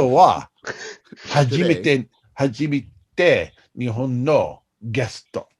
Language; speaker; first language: Japanese; non-native, learner; English